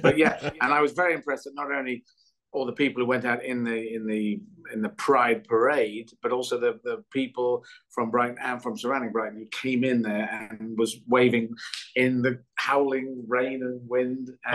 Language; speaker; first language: English; native; English